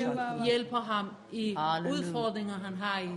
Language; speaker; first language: Danish; non-native, fluent; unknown